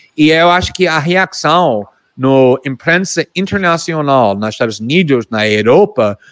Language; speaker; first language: Portuguese; non-native, fluent; English